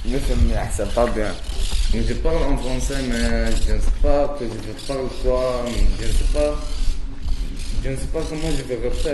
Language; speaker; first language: French; non-native, learner; Arabic